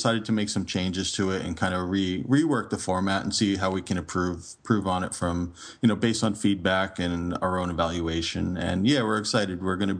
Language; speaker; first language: English; native; English